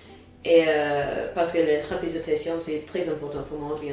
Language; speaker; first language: French; non-native, fluent; English